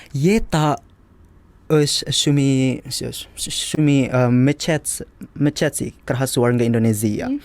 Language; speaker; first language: Albanian; non-native, learner; Indonesian